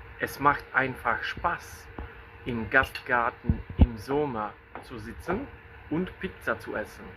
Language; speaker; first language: German; non-native, fluent; Polish